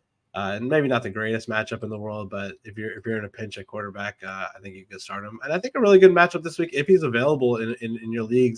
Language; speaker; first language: English; native; English